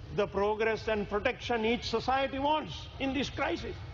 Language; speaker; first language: English; non-native, local second language; Sinhala